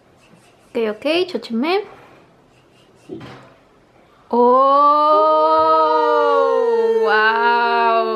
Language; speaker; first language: Korean; non-native, learner; Spanish